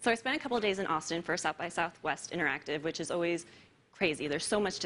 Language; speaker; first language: English; native; English